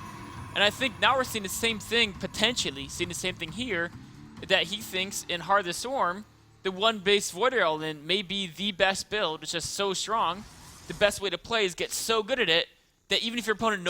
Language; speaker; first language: English; native; English